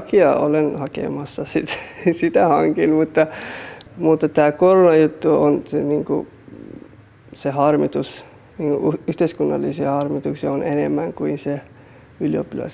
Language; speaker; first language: Finnish; non-native, fluent; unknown